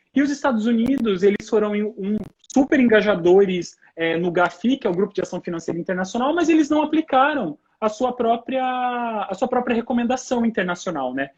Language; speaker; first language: Portuguese; native; Portuguese